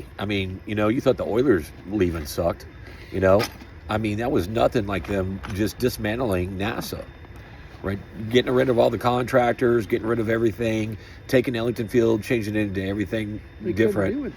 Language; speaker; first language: English; native; English